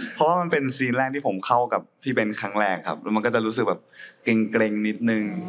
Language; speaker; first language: Thai; native; Thai